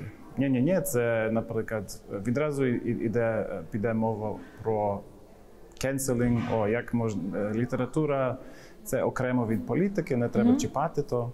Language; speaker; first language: Ukrainian; non-native, fluent; English